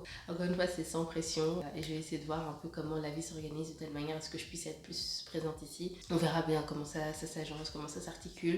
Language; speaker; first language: French; native; French